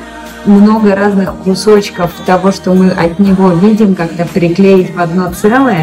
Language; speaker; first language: Russian; native; Russian